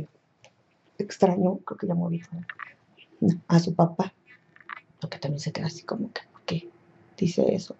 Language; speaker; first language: Spanish; native; Spanish